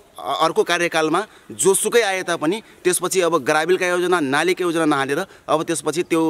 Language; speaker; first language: Nepali; non-native, local second language; Dangaura Tharu